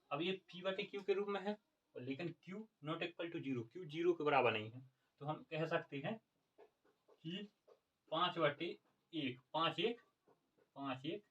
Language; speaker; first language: Hindi; native; Hindi